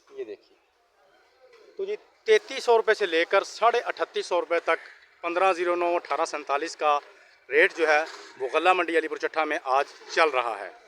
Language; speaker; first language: Urdu; non-native, local second language; Punjabi